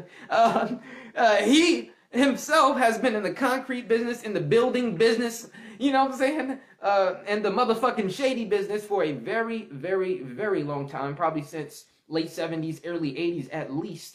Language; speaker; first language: English; native; English